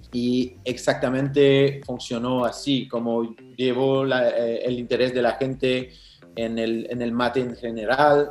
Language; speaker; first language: Spanish; non-native, fluent; French